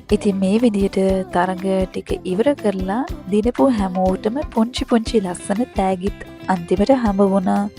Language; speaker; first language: Sinhala; early bilingual, heritage; Sinhala